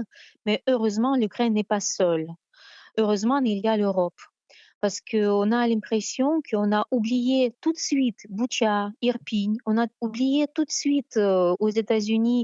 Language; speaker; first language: French; non-native, fluent; Ukrainian